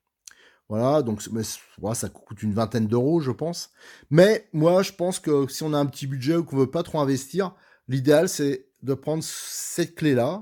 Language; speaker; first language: French; native; French